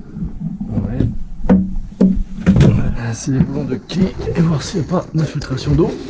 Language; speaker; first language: French; native; French